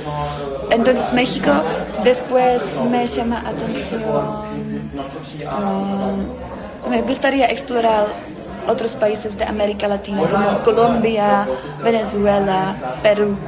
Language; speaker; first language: Spanish; non-native, fluent; Czech